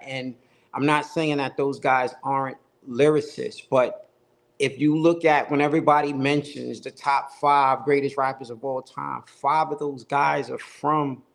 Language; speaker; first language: English; native; English